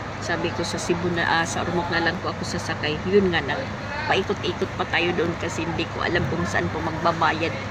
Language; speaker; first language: Filipino; non-native, local second language; Cebuano